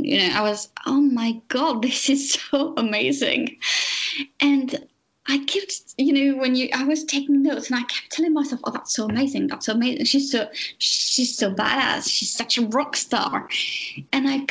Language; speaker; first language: English; non-native, fluent; French